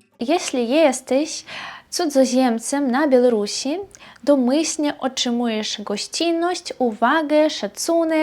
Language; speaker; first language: Polish; non-native, fluent; Belarusian